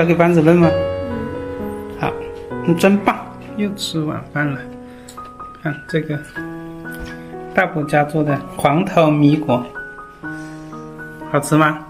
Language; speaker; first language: Chinese; native; Chinese